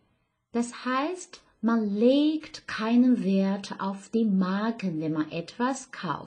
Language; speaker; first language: German; non-native, fluent; Chinese